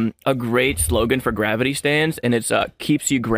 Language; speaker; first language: English; non-native, local second language; Filipino